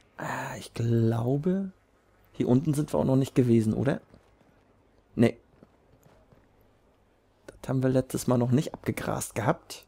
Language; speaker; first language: German; native; German